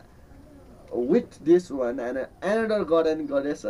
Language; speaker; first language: English; non-native, learner; Newari